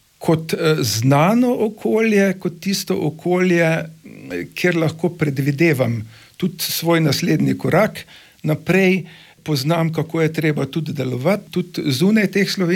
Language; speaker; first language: Slovenian; native; Slovenian